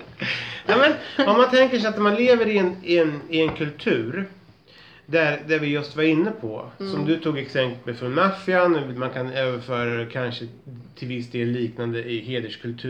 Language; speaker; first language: Swedish; native; Swedish